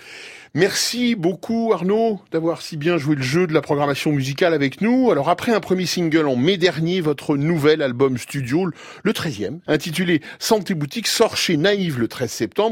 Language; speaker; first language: French; native; French